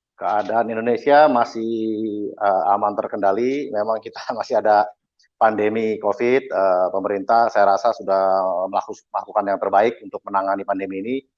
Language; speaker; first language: Indonesian; native; Indonesian